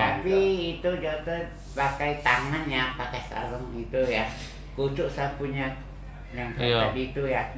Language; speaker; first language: Indonesian; non-native, local second language; Hakka Chinese